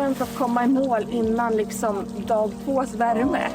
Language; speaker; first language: Swedish; native; Swedish